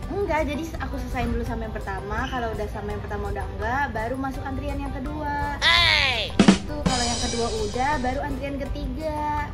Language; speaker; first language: Indonesian; native; Indonesian